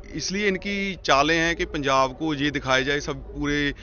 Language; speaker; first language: Hindi; non-native, local second language; Punjabi